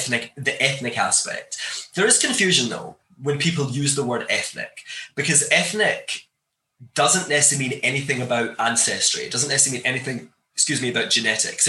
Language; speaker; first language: English; native; English